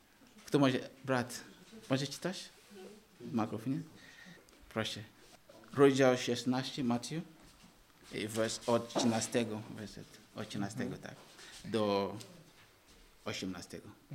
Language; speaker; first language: Polish; non-native, learner; Ukrainian